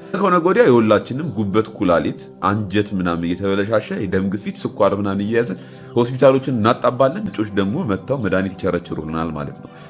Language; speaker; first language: Amharic; native; Amharic